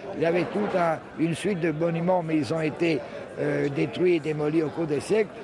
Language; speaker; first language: French; early bilingual, heritage; French